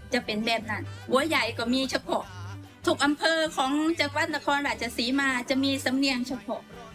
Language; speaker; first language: Thai; native; Thai